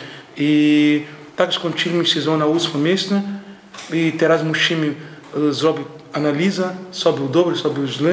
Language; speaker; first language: Polish; non-native, learner; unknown